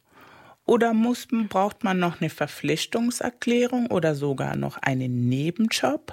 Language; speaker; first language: German; non-native, fluent; Spanish